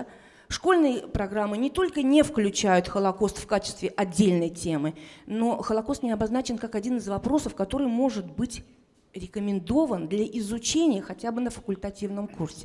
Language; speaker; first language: Russian; native; Russian